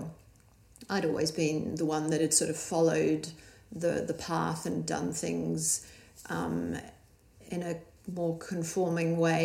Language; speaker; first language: English; native; English